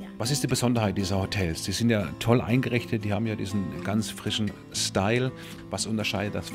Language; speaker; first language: German; native; German